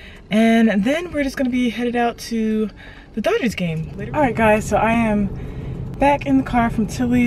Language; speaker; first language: English; native; English